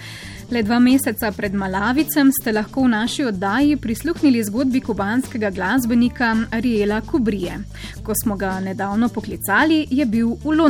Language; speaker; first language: Slovenian; native; Slovenian